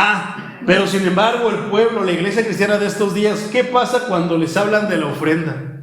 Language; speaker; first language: Spanish; native; Spanish